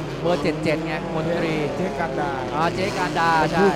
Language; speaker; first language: Thai; native; Thai